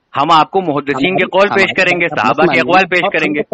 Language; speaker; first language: Hindi; native; Hindi